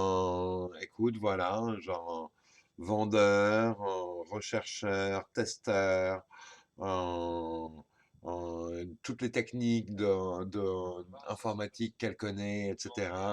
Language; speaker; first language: French; native; French